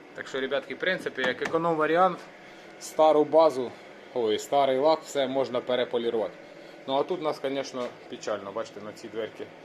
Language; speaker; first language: Ukrainian; native; Ukrainian